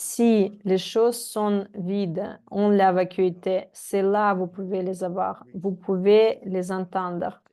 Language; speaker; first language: French; non-native, fluent; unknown